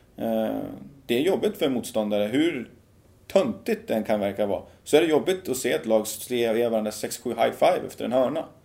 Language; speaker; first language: Swedish; early bilingual, other home language; Persian